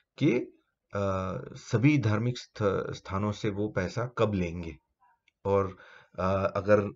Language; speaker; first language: Hindi; native; Hindi